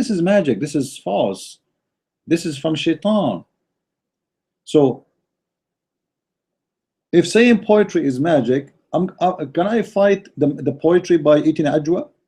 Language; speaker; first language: English; non-native, fluent; Arabic